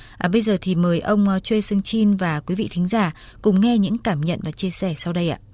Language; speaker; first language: Vietnamese; native; Vietnamese